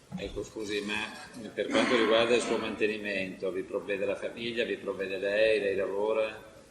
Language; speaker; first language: Italian; native; Italian